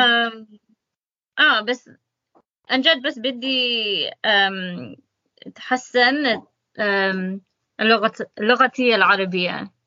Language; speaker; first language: Arabic; non-native, learner; English